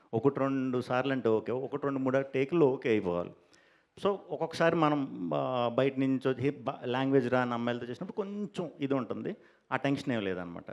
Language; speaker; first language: Telugu; native; Telugu